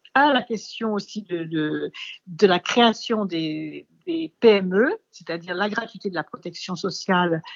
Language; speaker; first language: French; native; French